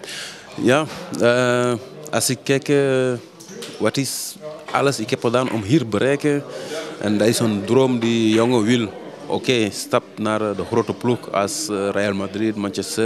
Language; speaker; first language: Dutch; early bilingual, other home language; Wolof